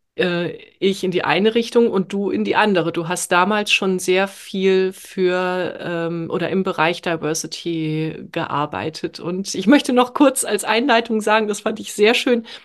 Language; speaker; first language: German; non-native, fluent; Swedish